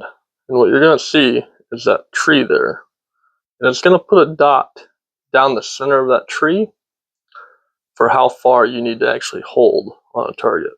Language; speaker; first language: English; native; English